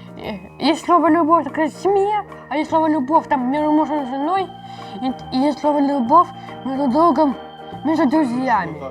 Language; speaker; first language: Russian; native; Russian